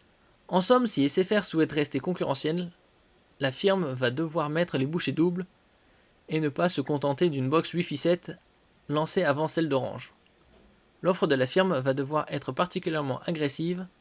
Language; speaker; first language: French; native; French